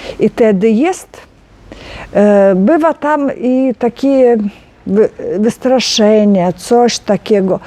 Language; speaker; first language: Polish; non-native, learner; Ukrainian